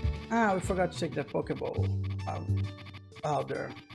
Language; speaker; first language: English; non-native, fluent; Portuguese